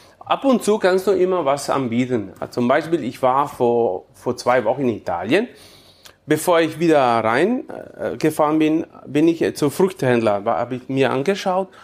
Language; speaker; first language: German; non-native, fluent; Italian